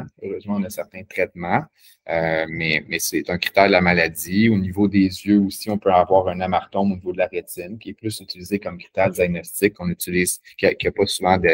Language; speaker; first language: French; native; French